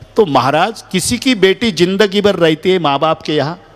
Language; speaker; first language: Hindi; non-native, local second language; Marathi